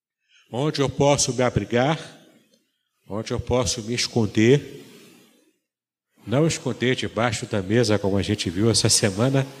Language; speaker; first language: Portuguese; native; Portuguese